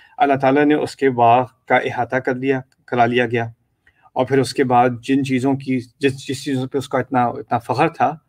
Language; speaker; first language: Urdu; native; Urdu